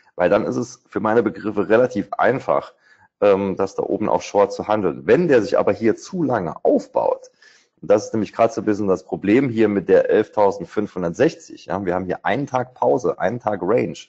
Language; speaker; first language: German; native; German